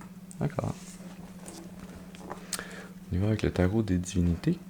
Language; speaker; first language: French; native; French